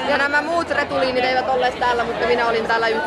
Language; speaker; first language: Finnish; native; Finnish